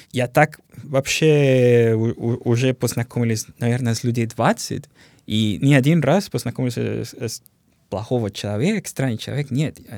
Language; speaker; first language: Russian; non-native, learner; Spanish